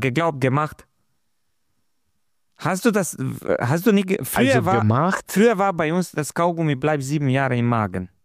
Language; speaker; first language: German; non-native, fluent; Romanian